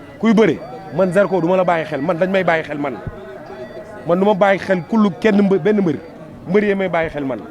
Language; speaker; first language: Wolof; non-native, local second language; Fula